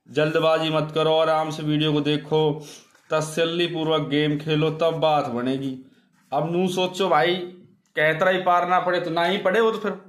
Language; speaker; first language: Hindi; native; Hindi